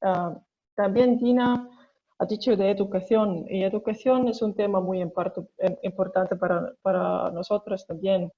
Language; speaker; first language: Spanish; non-native, fluent; Estonian